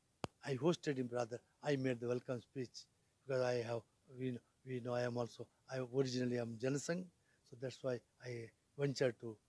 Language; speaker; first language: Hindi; non-native, local second language; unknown